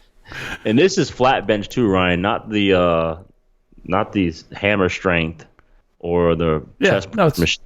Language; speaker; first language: English; native; English